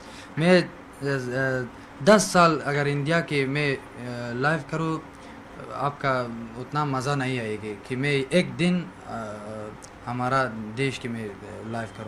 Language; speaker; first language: Hindi; non-native, learner; Persian